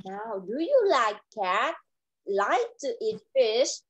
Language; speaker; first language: English; non-native, learner; Vietnamese